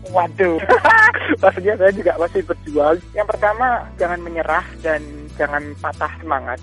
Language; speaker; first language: Indonesian; native; Indonesian